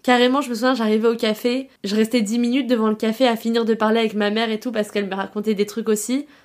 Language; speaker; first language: French; native; French